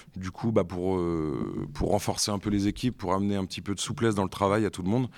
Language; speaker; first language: French; native; French